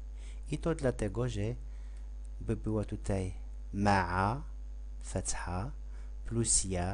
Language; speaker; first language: Polish; non-native, fluent; Arabic